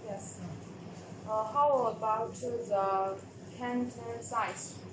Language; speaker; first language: English; non-native, learner; Chinese